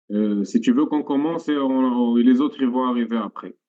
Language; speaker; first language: French; non-native, local second language; Arabic